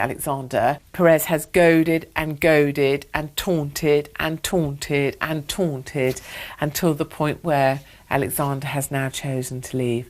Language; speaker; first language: English; native; English